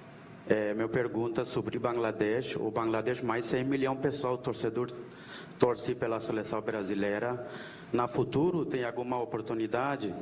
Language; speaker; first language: Portuguese; non-native, learner; Bangla